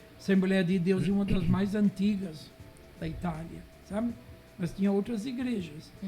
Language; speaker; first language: Portuguese; early bilingual, other home language; Italian